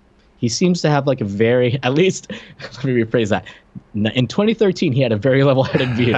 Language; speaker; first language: English; non-native, fluent; Spanish